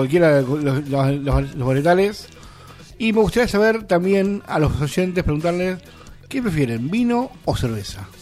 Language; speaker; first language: Spanish; native; Spanish